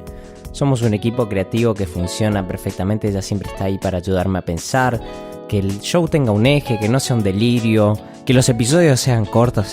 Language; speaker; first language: Spanish; native; Spanish